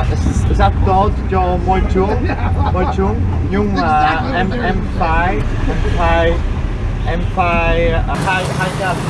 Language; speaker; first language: Vietnamese; non-native, learner; Czech